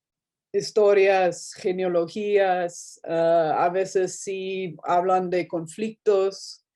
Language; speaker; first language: Spanish; non-native, fluent; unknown